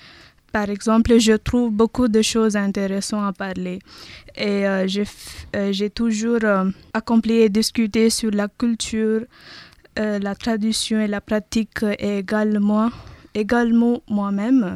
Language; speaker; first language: French; non-native, learner; Tamil